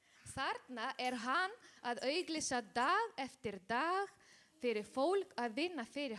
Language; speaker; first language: Icelandic; non-native, learner; Spanish